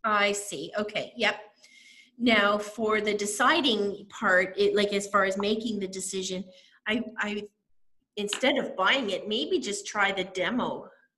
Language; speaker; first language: English; native; English